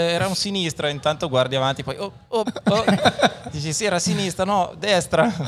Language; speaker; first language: Italian; native; Italian